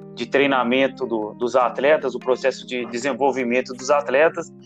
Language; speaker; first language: Portuguese; non-native, fluent; Italian